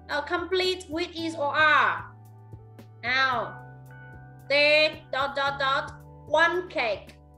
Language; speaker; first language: English; non-native, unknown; Vietnamese